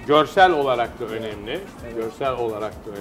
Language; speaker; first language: Turkish; native; Turkish